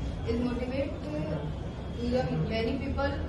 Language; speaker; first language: English; non-native, learner; Hindi